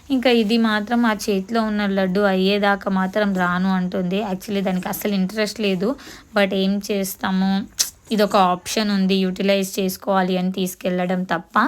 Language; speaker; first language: Telugu; non-native, local second language; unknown